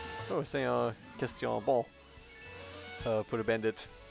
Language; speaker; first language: French; non-native, learner; English